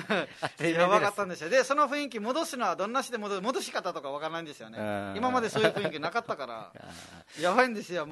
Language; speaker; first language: Japanese; non-native, fluent; Nepali